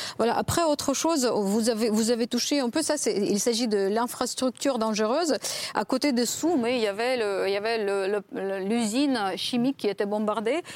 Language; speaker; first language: French; non-native, fluent; Ukrainian